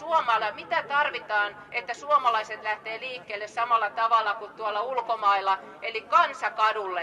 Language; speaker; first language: Finnish; native; Finnish